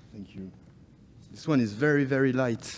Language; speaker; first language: English; non-native, fluent; French